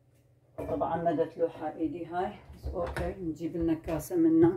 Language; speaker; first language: Arabic; native; Arabic